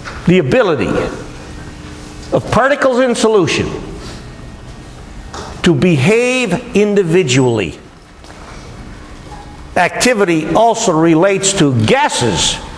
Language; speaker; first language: English; native; English